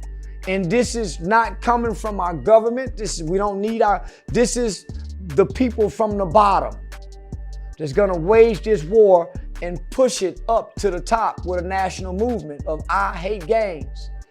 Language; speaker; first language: English; native; English